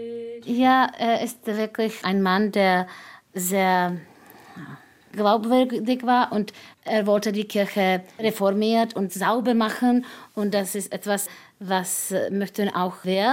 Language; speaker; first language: German; non-native, fluent; Czech